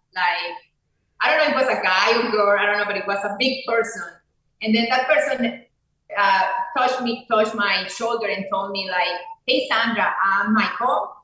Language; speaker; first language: English; non-native, fluent; Spanish